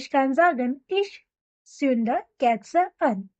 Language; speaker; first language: German; non-native, learner; Hindi